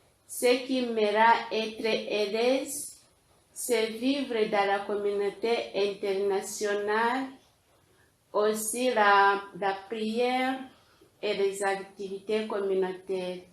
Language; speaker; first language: French; non-native, local second language; Kinyarwanda